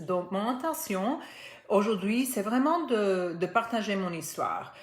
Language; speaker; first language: French; non-native, fluent; Spanish